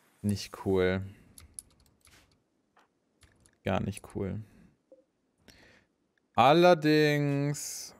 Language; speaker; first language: German; native; German